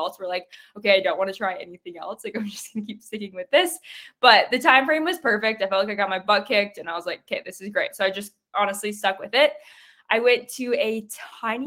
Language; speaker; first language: English; native; English